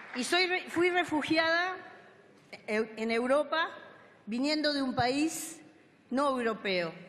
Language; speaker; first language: Spanish; native; Spanish